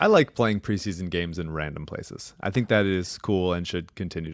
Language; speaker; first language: English; native; English